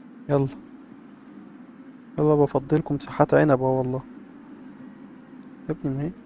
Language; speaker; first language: Arabic; native; Arabic